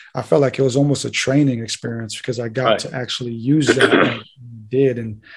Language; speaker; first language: English; native; English